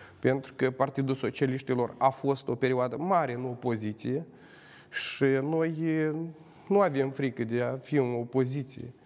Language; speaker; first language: Romanian; native; Romanian